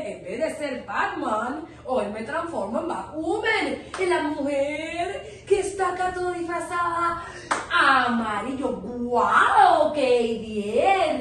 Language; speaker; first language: Spanish; native; Spanish